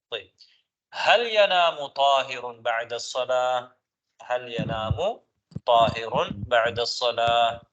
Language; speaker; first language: Arabic; non-native, fluent; Tamil